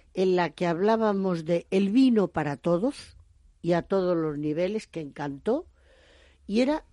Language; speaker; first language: Spanish; native; Spanish